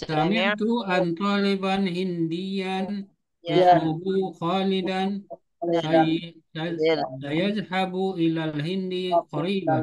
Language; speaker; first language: Arabic; non-native, learner; Indonesian